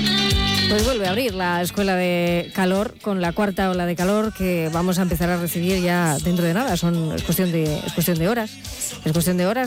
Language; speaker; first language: Spanish; native; Spanish